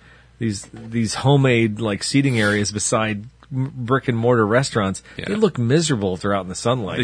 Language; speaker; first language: English; native; English